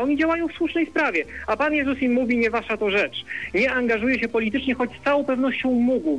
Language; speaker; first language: Polish; native; Polish